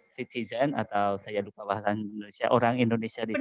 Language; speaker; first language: Indonesian; non-native, learner; Khmer